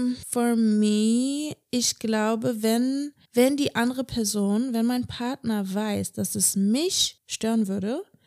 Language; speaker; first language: German; native; German